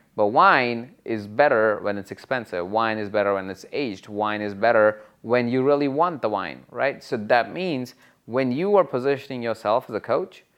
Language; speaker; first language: English; non-native, local second language; Hindi